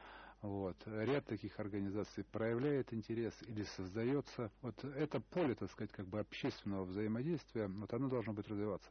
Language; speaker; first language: Russian; native; Russian